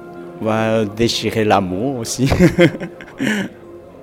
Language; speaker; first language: French; non-native, fluent; Korean